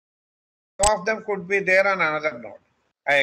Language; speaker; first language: English; non-native, local second language; Telugu